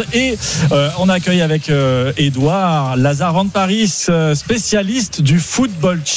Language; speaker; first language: French; native; French